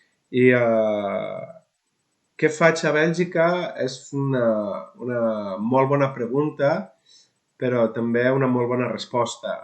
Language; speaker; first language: Catalan; non-native, local second language; Spanish